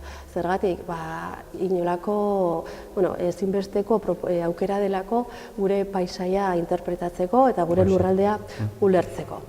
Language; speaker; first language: Basque; non-native, local second language; Spanish